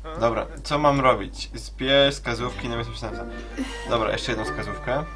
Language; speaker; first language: Polish; native; Polish